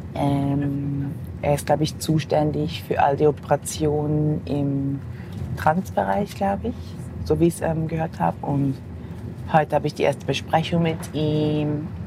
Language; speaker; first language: German; early bilingual, other home language; Japanese